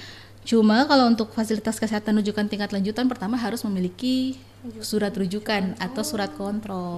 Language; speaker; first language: Indonesian; native; Indonesian